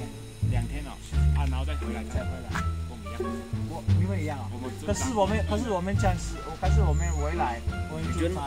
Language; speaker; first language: Chinese; non-native, learner; Filipino